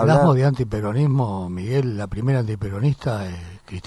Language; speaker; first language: Spanish; native; Spanish